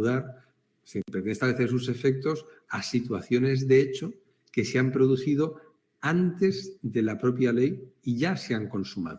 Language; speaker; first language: Spanish; native; Spanish